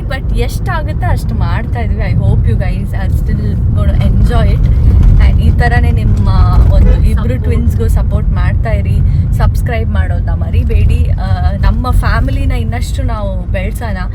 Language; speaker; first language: Kannada; non-native, local second language; Tulu